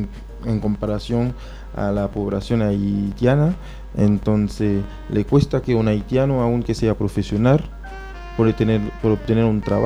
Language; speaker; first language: Spanish; non-native, fluent; Haitian Creole